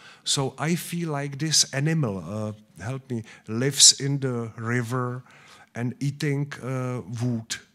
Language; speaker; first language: English; non-native, learner; Czech